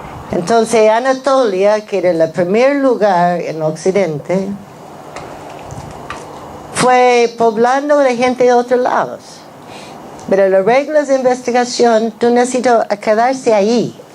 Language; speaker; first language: Spanish; non-native, fluent; English